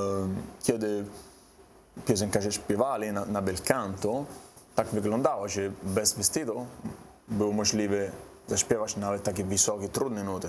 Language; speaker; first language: Polish; non-native, learner; Italian